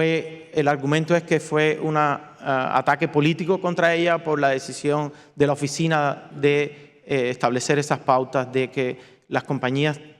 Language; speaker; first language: Spanish; native; Spanish